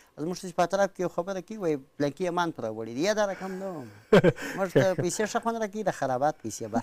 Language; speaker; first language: Pashto; native; Pashto